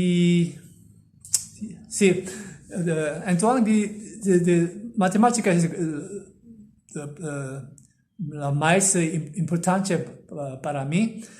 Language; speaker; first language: Portuguese; non-native, learner; Korean